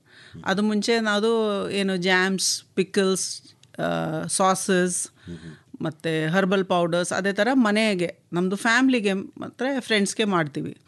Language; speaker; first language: Kannada; non-native, local second language; Malayalam